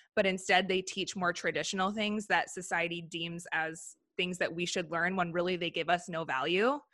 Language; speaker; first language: English; native; English